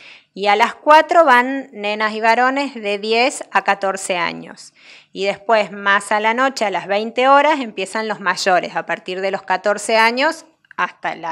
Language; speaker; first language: Spanish; native; Spanish